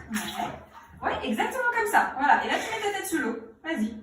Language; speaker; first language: French; native; French